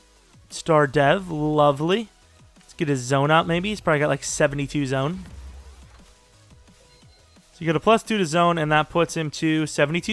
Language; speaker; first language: English; native; English